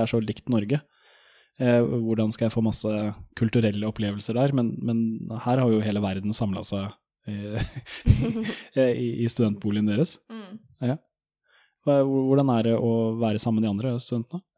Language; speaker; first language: Norwegian; native; Norwegian